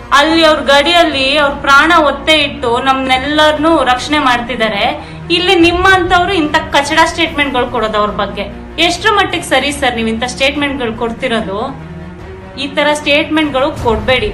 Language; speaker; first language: Kannada; non-native, local second language; Kodava